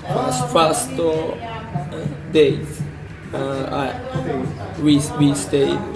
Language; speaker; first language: English; non-native, learner; Japanese